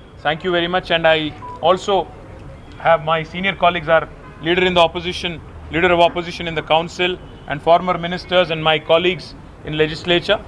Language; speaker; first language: English; non-native, local second language; Telugu